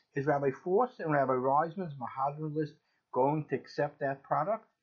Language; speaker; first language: English; native; English